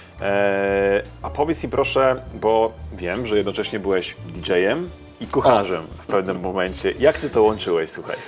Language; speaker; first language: Polish; native; Polish